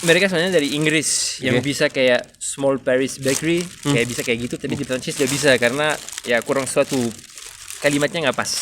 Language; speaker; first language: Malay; non-native, fluent; French